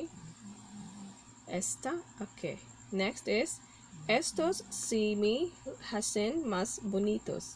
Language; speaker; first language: Spanish; non-native, learner; Cebuano